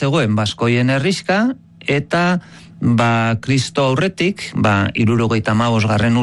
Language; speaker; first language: Basque; native; Basque